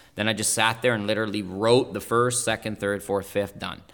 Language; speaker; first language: English; non-native, fluent; German